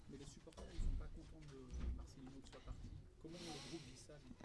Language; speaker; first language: French; native; French